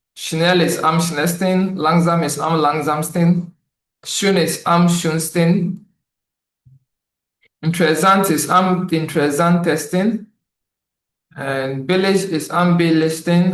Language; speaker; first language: German; non-native, learner; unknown